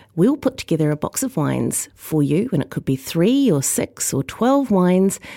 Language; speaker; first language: English; native; English